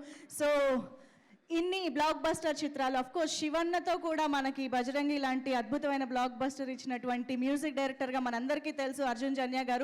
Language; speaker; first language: Telugu; native; Telugu